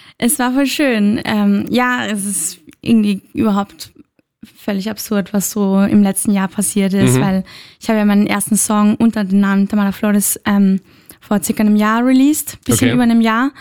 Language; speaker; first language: German; native; German